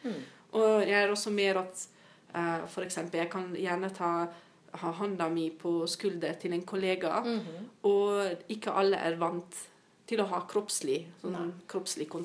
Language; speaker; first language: Norwegian; non-native, fluent; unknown